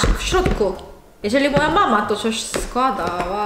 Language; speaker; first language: Polish; non-native, learner; Korean